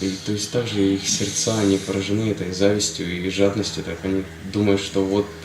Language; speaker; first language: Russian; native; Russian